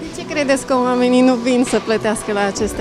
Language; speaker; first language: Romanian; native; Romanian